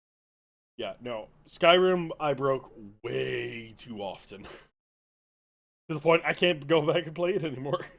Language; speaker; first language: English; native; English